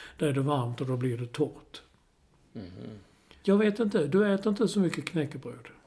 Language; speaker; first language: Swedish; native; Swedish